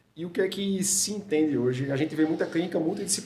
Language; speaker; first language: Portuguese; native; Portuguese